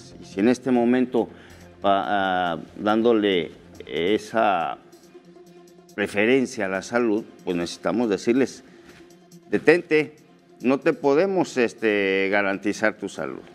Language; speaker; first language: Spanish; native; Spanish